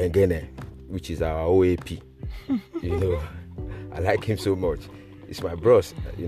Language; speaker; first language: English; non-native, local second language; Yoruba